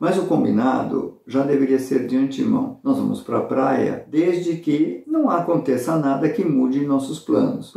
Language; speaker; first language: Portuguese; native; Portuguese